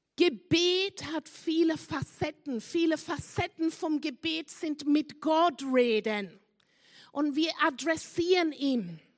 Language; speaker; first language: German; non-native, fluent; English